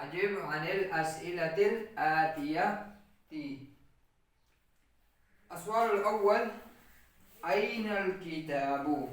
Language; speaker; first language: Arabic; non-native, fluent; Urdu